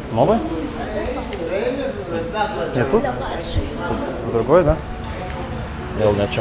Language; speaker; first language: Russian; non-native, learner; Lithuanian